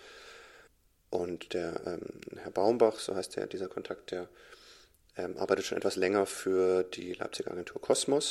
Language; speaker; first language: German; native; German